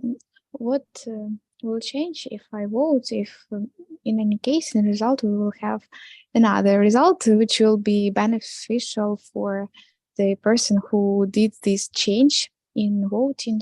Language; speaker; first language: English; non-native, fluent; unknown